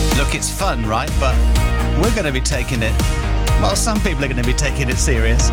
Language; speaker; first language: English; native; English